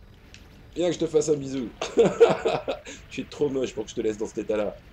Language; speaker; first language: French; native; French